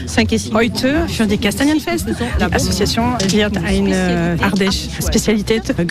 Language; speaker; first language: German; non-native, learner; French